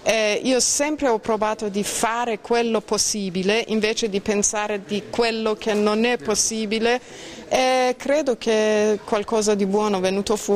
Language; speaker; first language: Italian; non-native, fluent; Persian